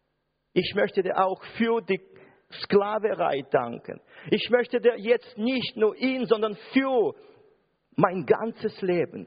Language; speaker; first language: German; non-native, fluent; Russian